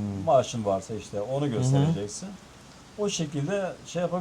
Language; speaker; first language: Turkish; native; Turkish